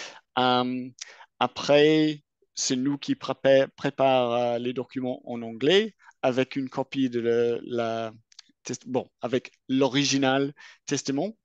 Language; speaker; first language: French; non-native, fluent; English